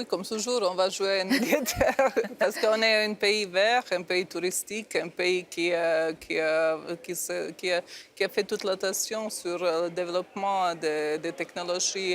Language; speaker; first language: French; non-native, fluent; Croatian